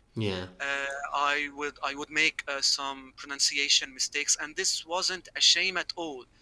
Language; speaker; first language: English; non-native, fluent; Arabic